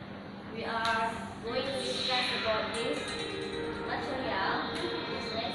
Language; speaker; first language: English; non-native, learner; Indonesian